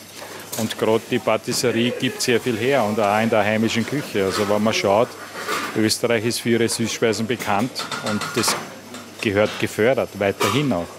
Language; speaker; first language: German; native; German